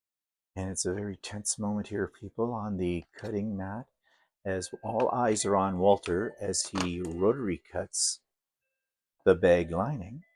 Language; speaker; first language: English; native; English